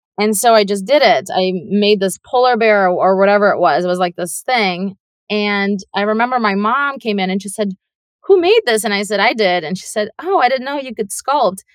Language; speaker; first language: English; non-native, fluent; Russian